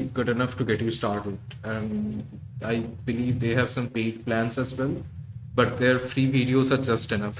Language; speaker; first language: English; non-native, local second language; Bangla